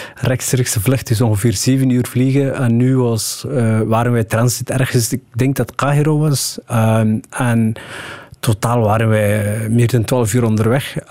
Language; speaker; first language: Dutch; early bilingual, other home language; Somali